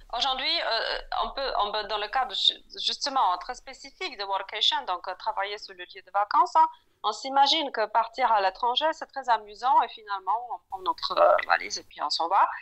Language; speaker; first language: French; non-native, fluent; Polish